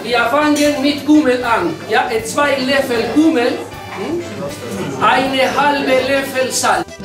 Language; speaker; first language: German; non-native, fluent; Spanish